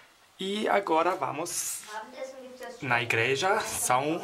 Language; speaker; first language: Portuguese; non-native, fluent; German